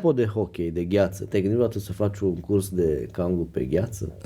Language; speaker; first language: Romanian; native; Romanian